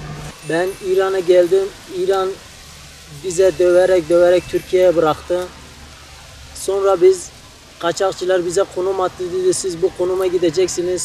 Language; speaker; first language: Turkish; non-native, fluent; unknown